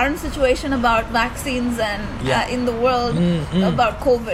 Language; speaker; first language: English; non-native, local second language; Malayalam